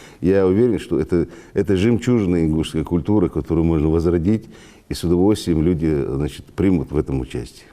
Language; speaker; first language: Russian; non-native, local second language; Ingush